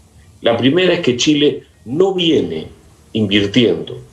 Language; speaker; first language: Spanish; native; Spanish